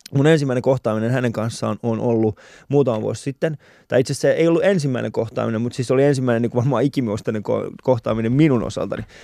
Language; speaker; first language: Finnish; early bilingual, other home language; Persian